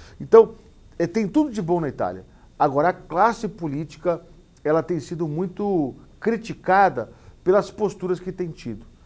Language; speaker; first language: Portuguese; native; Portuguese